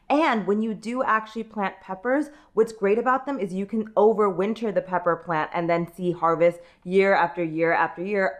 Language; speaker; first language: English; native; English